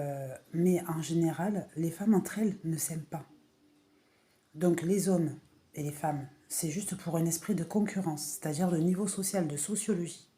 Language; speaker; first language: French; native; French